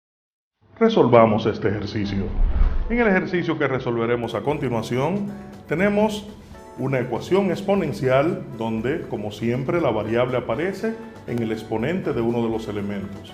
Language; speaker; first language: Spanish; native; Spanish